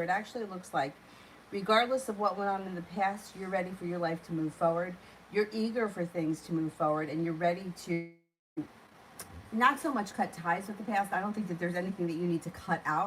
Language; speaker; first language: English; native; English